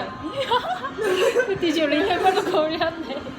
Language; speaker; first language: English; non-native, learner; Korean